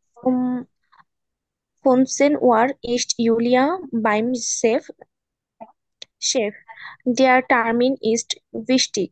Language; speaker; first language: German; non-native, learner; Bangla